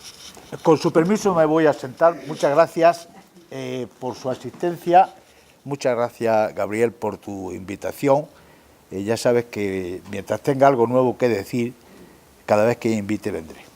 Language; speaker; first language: Spanish; native; Spanish